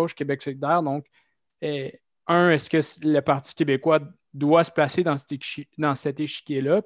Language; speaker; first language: French; native; French